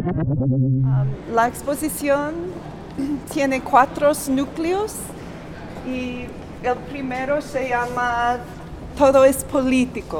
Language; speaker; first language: Spanish; non-native, fluent; English